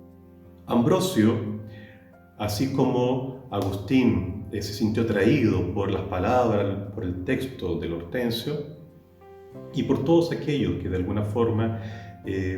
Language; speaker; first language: Spanish; native; Spanish